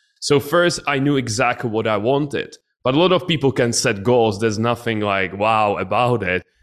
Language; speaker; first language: English; non-native, fluent; Czech